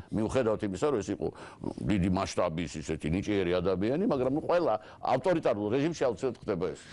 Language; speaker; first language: Georgian; native; Georgian